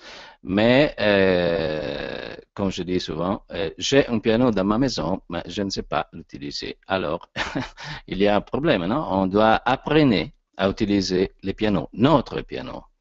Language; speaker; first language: French; non-native, learner; Italian